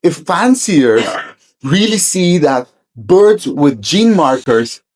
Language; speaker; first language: English; non-native, local second language; Filipino